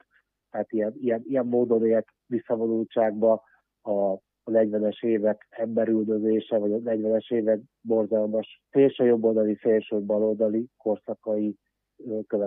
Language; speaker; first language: Hungarian; native; Hungarian